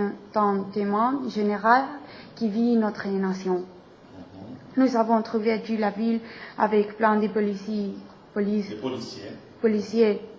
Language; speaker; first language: French; non-native, learner; Spanish